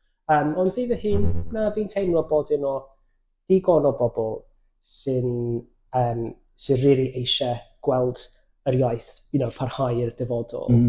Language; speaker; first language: Welsh; non-native, fluent; English